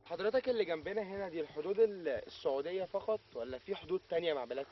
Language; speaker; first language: Arabic; native; Arabic